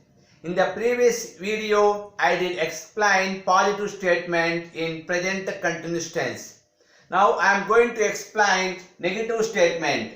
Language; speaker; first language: English; non-native, local second language; Telugu